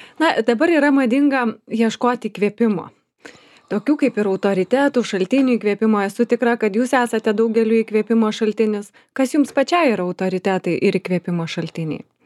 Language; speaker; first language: Lithuanian; native; Lithuanian